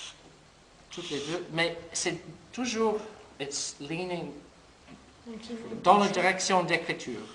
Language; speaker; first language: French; non-native, learner; English